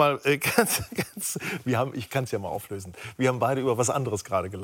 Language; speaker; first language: German; native; German